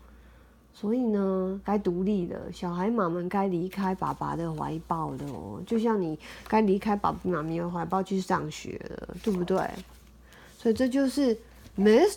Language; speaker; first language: Chinese; native; Chinese